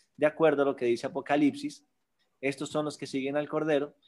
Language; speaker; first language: Spanish; native; Spanish